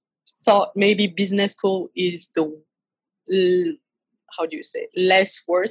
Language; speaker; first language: English; non-native, fluent; French